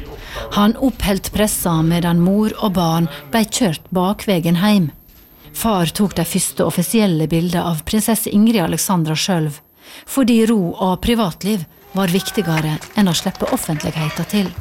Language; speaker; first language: Norwegian; native; Norwegian